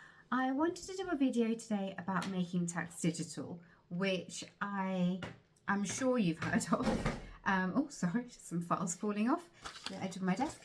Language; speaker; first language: English; native; English